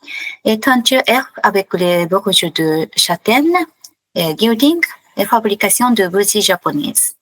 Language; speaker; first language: French; non-native, fluent; Japanese